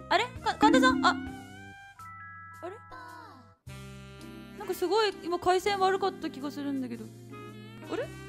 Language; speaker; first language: Japanese; native; Japanese